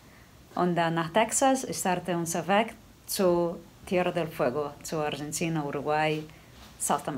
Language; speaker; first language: German; non-native, learner; Portuguese